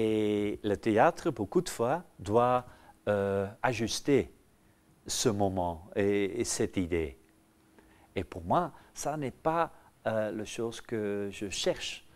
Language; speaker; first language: French; non-native, local second language; Dutch